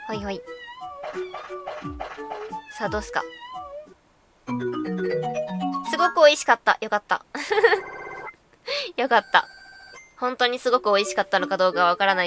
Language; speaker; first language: Japanese; native; Japanese